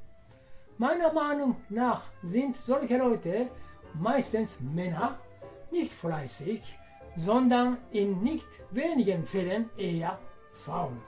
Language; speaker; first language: German; non-native, fluent; Japanese